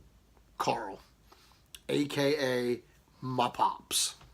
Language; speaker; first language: English; native; English